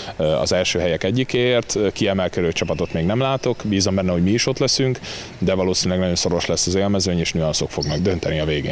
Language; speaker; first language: Hungarian; native; Hungarian